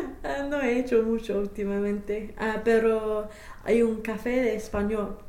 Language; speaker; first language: Spanish; non-native, fluent; English